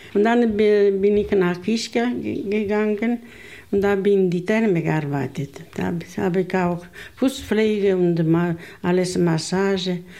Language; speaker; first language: German; non-native, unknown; Italian